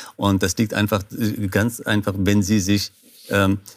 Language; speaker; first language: German; non-native, fluent; Kurdish